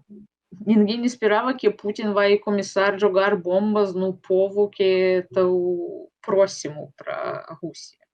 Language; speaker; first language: Portuguese; non-native, fluent; Russian